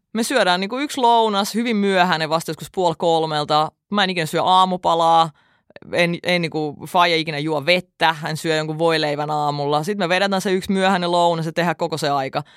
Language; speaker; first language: Finnish; early bilingual, other home language; Russian